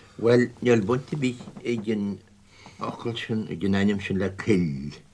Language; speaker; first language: Irish; native; Irish